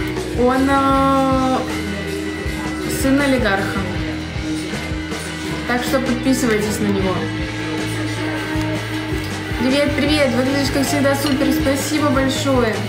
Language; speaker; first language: Russian; native; Russian